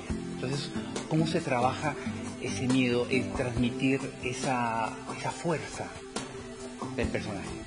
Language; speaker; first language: Spanish; native; Spanish